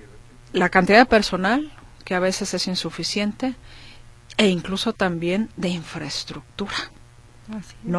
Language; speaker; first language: Spanish; native; Spanish